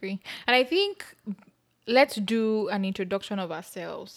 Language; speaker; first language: English; non-native, local second language; Yoruba